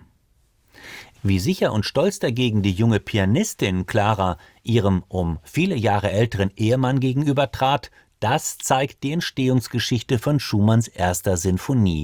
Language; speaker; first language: German; native; German